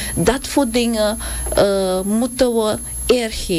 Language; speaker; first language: Dutch; non-native, local second language; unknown